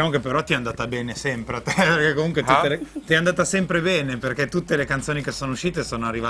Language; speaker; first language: Italian; native; Italian